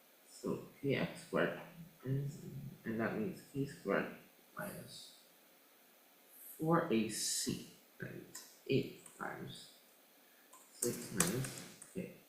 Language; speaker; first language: English; non-native, fluent; Indonesian